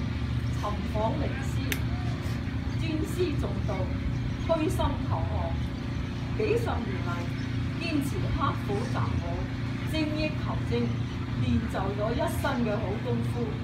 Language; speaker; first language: Cantonese; native; Cantonese